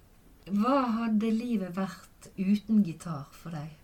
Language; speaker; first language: Norwegian; native; Norwegian